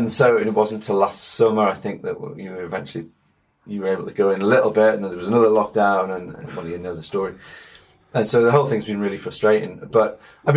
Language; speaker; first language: English; native; English